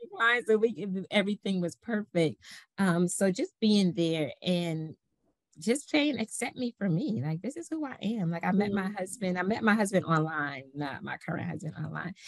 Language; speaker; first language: English; native; English